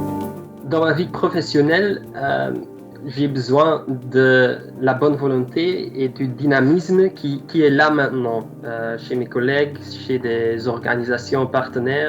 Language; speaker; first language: French; non-native, local second language; Dutch